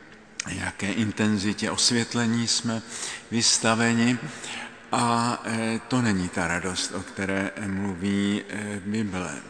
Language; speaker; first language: Czech; native; Czech